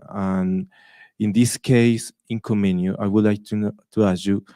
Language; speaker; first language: English; non-native, fluent; Spanish